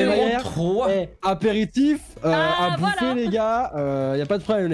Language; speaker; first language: French; native; French